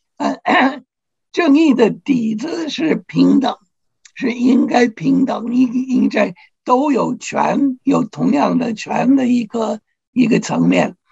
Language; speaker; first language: Chinese; non-native, fluent; English